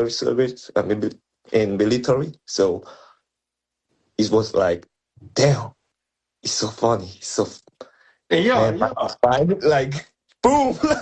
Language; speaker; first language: English; non-native, learner; Korean